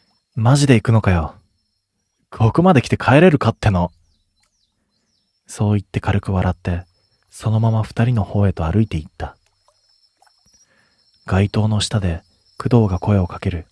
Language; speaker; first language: Japanese; native; Japanese